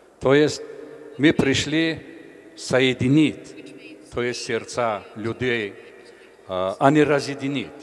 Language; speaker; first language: Russian; non-native, local second language; Tajik